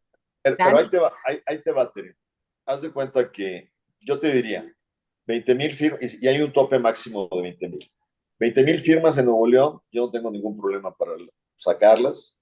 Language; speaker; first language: Spanish; native; Spanish